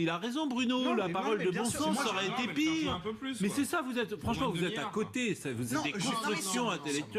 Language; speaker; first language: French; native; French